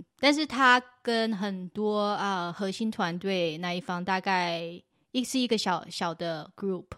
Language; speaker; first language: Chinese; early bilingual, heritage; Chinese